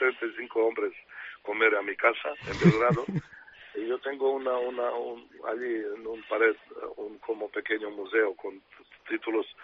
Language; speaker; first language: Spanish; non-native, fluent; Serbian